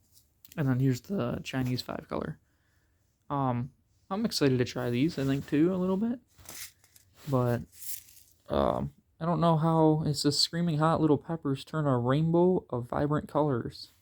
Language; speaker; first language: English; native; English